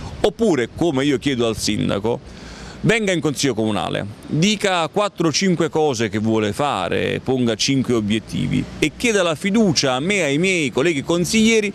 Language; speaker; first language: Italian; native; Italian